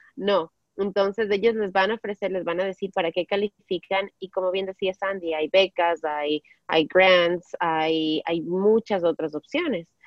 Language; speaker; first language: Spanish; native; Spanish